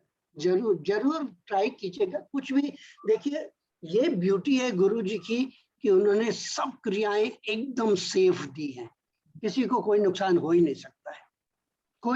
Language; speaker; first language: Hindi; native; Hindi